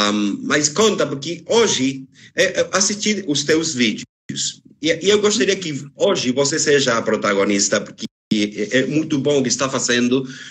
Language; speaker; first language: Portuguese; non-native, fluent; Spanish